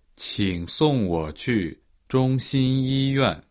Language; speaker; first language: Chinese; non-native, learner; Portuguese